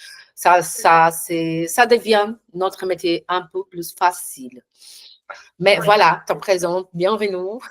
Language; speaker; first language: French; non-native, learner; Portuguese